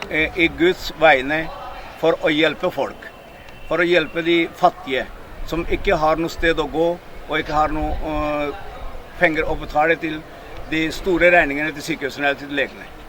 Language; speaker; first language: Norwegian; early bilingual, other home language; Urdu